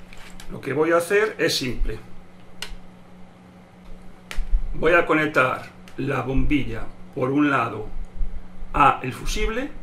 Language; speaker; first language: Spanish; native; Spanish